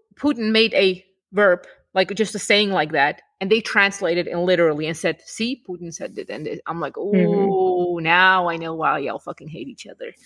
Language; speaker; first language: English; non-native, fluent; Czech